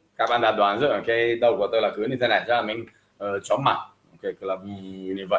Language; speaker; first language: Vietnamese; non-native, fluent; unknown